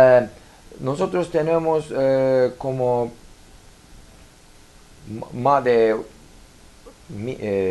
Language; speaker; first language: Spanish; non-native, learner; Turkish